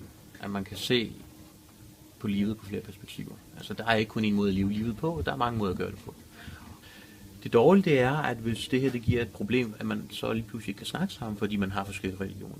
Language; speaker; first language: Danish; native; Danish